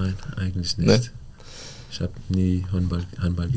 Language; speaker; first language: German; non-native, fluent; Danish